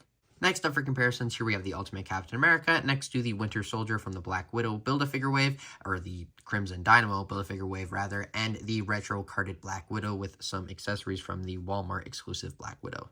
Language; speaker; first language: English; native; English